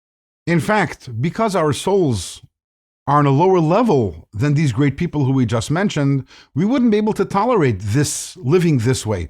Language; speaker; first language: English; native; English